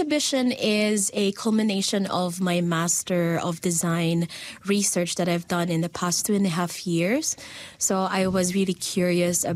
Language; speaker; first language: English; non-native, local second language; Filipino